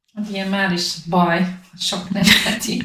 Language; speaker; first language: Hungarian; non-native, learner; English